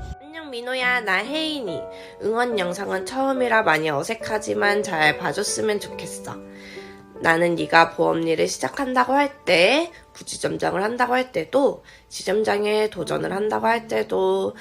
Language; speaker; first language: Korean; native; Korean